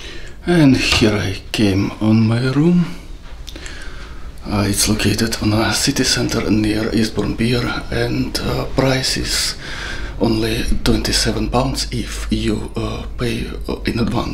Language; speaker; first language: English; non-native, learner; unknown